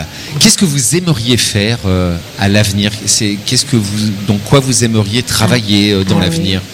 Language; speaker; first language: French; native; French